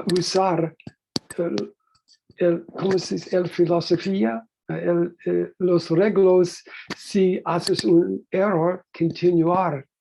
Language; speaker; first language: Spanish; non-native, learner; English